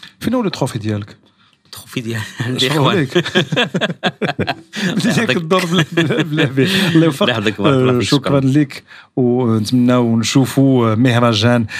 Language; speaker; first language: Arabic; native; Arabic